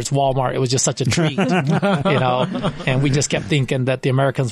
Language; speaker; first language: English; non-native, fluent; Spanish